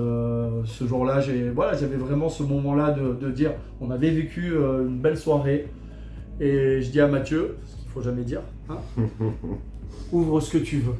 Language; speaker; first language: French; native; French